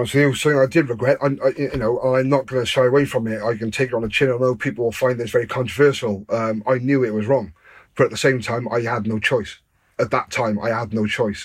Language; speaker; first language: English; native; English